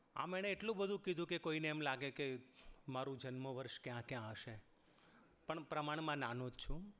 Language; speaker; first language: Gujarati; native; Gujarati